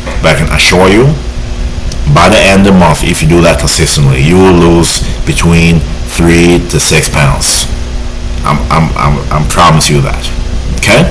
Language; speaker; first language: English; native; English